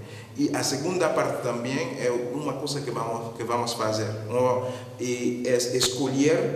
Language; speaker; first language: Portuguese; non-native, fluent; Spanish